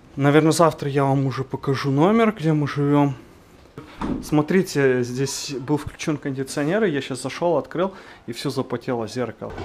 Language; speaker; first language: Russian; native; Russian